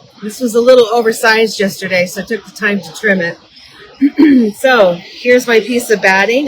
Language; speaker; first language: English; native; English